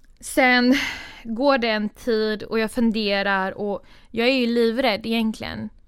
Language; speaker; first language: Swedish; early bilingual, other home language; Kurdish